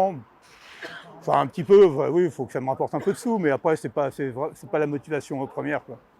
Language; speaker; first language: French; native; French